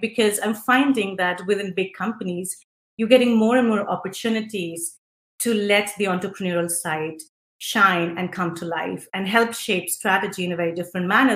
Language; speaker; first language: English; non-native, local second language; Hindi